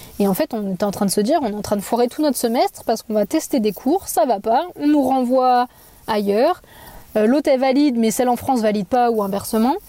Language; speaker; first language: French; native; French